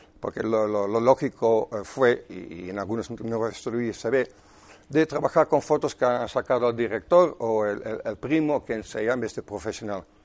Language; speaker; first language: Spanish; non-native, fluent; Dutch